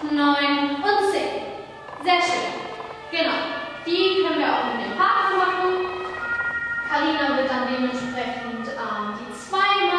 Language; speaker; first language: German; native; German